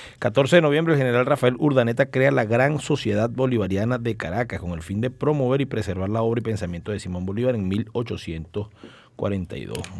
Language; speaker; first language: Spanish; native; Spanish